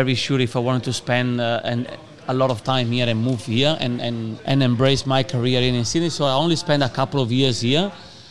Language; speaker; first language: English; non-native, fluent; Italian